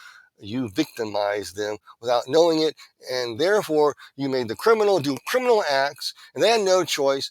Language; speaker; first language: English; native; English